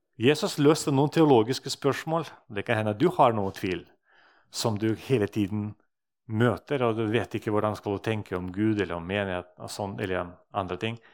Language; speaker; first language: Norwegian; non-native, fluent; Russian